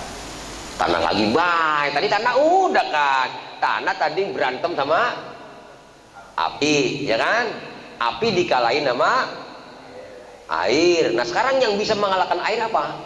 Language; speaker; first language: Indonesian; native; Indonesian